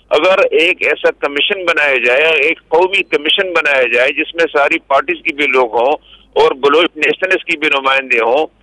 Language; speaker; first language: Urdu; non-native, local second language; Pashto